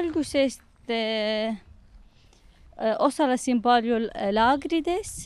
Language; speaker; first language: Estonian; non-native, learner; Arabic